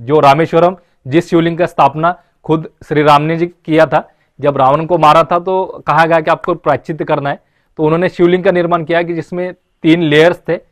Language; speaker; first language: Hindi; non-native, local second language; Marathi